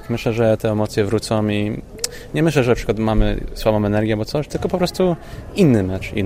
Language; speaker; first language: Polish; early bilingual, heritage; English